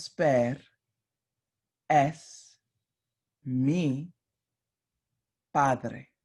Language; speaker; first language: Spanish; non-native, fluent; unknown